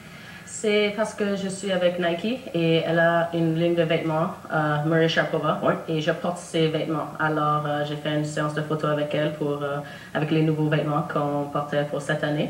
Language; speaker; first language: French; non-native, local second language; English